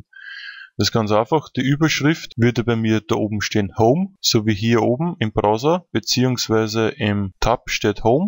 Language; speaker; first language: German; native; German